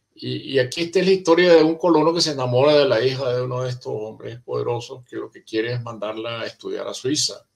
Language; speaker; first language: Spanish; native; Spanish